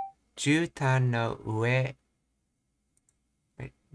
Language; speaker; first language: Japanese; non-native, learner; English